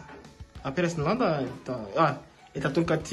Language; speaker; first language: Russian; non-native, learner; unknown